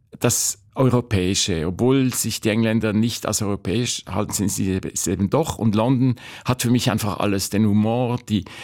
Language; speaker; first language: German; native; German